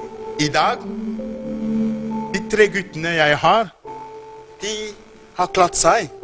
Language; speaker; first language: Norwegian; non-native, fluent; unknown